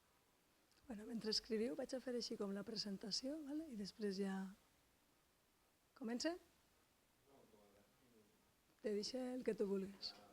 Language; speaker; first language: Catalan; native; Catalan